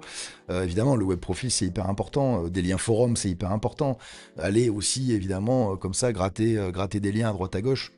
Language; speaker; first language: French; native; French